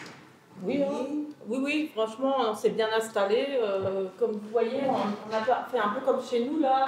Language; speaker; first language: French; native; French